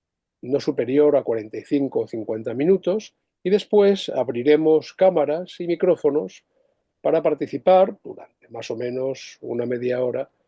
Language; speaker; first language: Spanish; native; Spanish